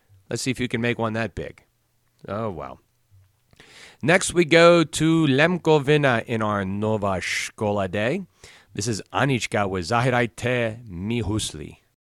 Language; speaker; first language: English; native; English